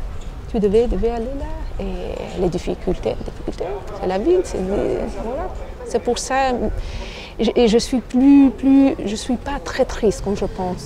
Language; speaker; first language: French; non-native, fluent; Albanian